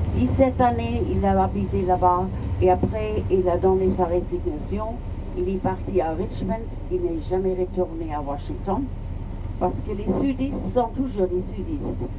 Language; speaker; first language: French; non-native, fluent; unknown